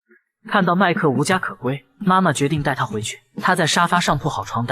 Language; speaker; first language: Chinese; native; Chinese